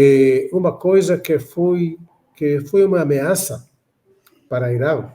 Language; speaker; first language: Portuguese; non-native, fluent; Hebrew